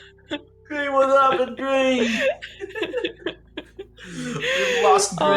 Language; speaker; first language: English; non-native, local second language; Filipino